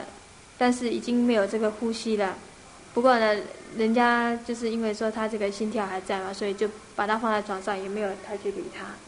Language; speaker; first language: Chinese; native; Chinese